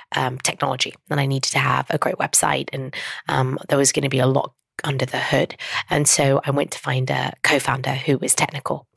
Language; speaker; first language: English; native; English